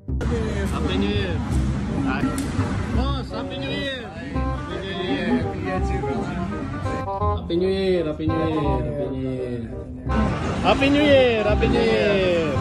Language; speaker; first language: English; non-native, local second language; Filipino